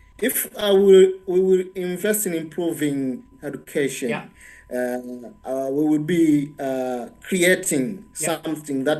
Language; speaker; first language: English; non-native, local second language; Swahili